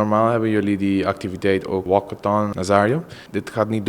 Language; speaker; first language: Dutch; non-native, local second language; Papiamento